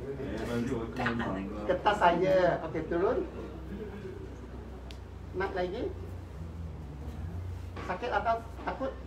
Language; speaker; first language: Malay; non-native, local second language; Cantonese